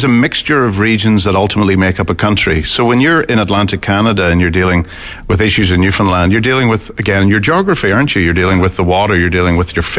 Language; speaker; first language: English; native; English